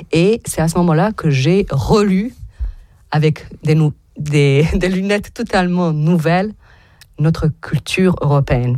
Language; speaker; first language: French; non-native, fluent; Serbian